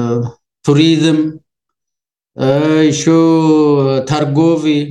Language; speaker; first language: Russian; non-native, learner; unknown